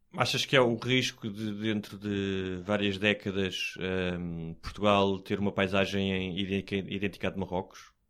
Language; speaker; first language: Portuguese; native; Portuguese